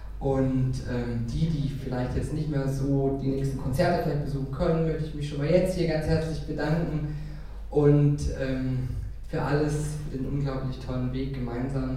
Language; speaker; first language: German; native; German